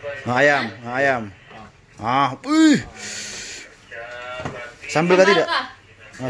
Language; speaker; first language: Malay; non-native, local second language; Javanese